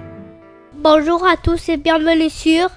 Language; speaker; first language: French; non-native, learner; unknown